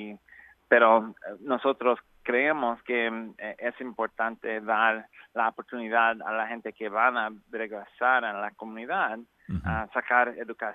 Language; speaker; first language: Spanish; non-native, learner; English